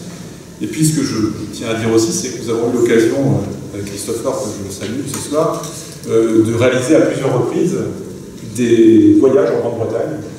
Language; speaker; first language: French; native; French